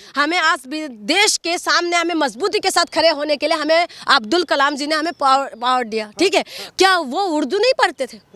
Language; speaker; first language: Hindi; non-native, local second language; Assamese